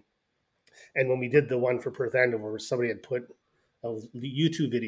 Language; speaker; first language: English; native; English